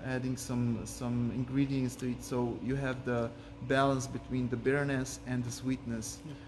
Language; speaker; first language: English; non-native, fluent; Serbian